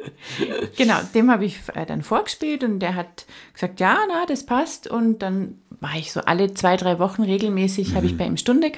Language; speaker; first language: German; native; German